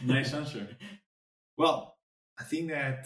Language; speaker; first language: English; non-native, fluent; Spanish